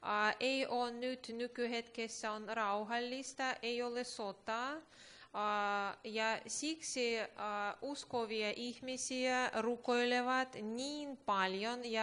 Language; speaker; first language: Finnish; non-native, learner; Ukrainian